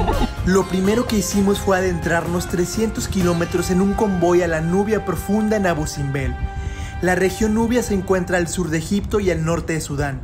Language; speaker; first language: Spanish; native; Spanish